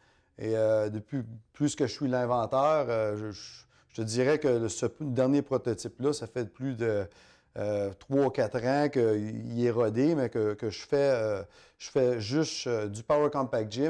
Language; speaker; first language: French; native; French